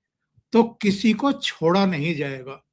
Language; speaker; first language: Hindi; native; Hindi